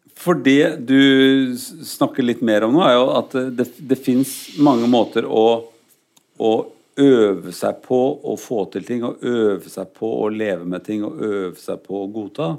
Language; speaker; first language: Norwegian; native; Norwegian